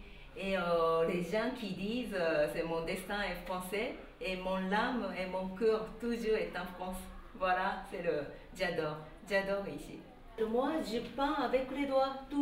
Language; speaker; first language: French; non-native, learner; Japanese